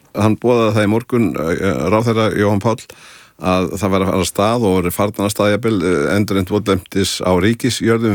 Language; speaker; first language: Icelandic; native; Icelandic